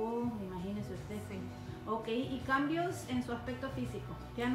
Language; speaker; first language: Spanish; native; Spanish